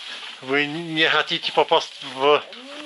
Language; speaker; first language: Russian; non-native, fluent; English